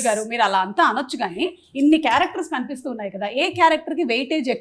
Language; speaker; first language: Telugu; native; Telugu